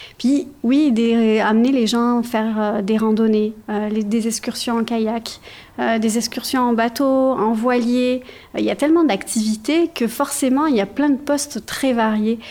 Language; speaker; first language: French; native; French